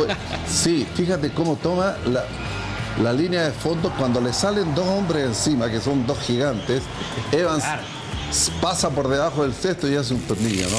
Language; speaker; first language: Spanish; native; Spanish